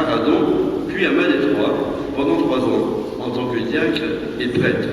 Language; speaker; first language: French; native; French